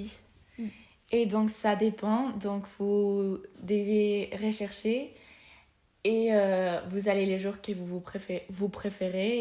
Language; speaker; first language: French; non-native, learner; Spanish